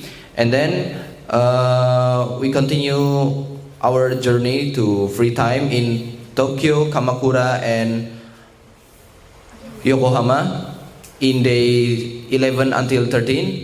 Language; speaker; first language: English; non-native, learner; Indonesian